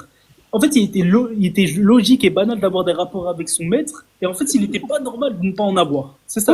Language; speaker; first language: French; native; French